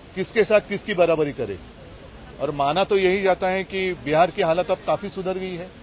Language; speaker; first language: Hindi; non-native, local second language; Marathi